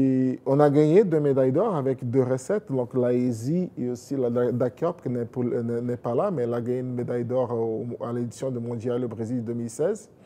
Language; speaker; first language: French; non-native, fluent; Portuguese